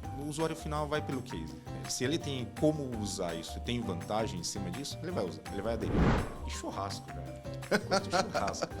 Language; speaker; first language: Portuguese; non-native, fluent; Chinese